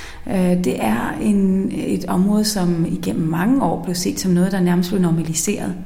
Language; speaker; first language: Danish; native; Danish